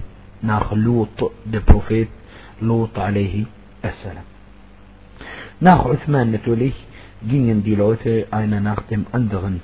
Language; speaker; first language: German; non-native, fluent; Arabic